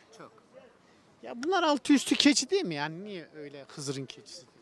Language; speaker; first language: Turkish; native; Turkish